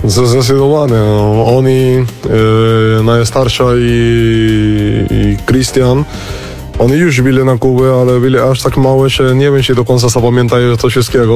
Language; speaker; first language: Polish; non-native, learner; Spanish